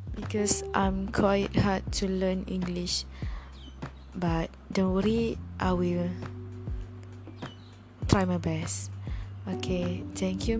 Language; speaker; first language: English; non-native, learner; Malay